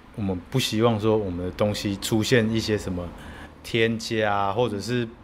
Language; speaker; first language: Chinese; native; Chinese